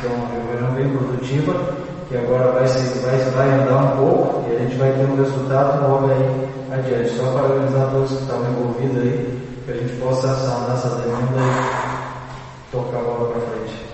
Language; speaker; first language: Portuguese; native; Portuguese